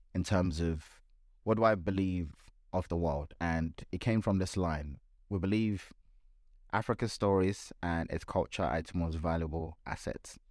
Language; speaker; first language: English; non-native, local second language; Yoruba